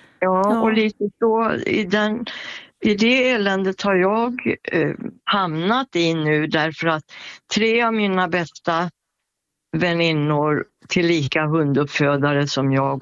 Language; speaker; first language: Swedish; native; Swedish